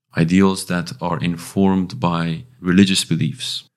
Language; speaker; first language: English; non-native, fluent; Persian